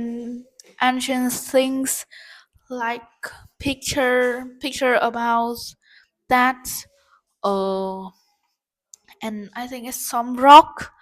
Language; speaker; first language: English; non-native, learner; Vietnamese